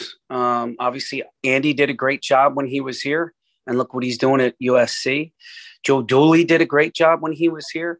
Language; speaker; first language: English; native; English